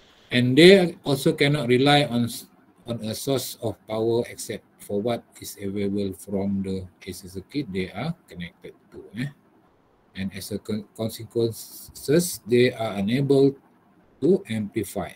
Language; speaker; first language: English; non-native, local second language; Malay